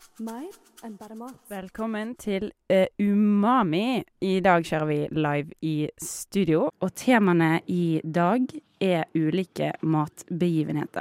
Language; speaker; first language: Norwegian; native; Norwegian